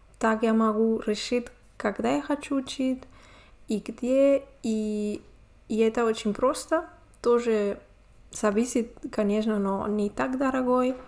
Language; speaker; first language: Russian; non-native, learner; Spanish